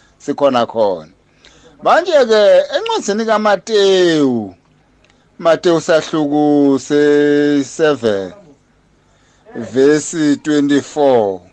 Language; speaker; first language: Zulu; non-native, local second language; Swati